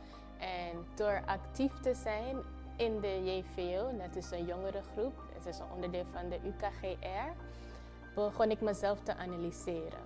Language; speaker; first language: Dutch; non-native, fluent; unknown